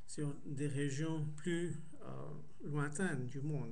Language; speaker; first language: French; non-native, fluent; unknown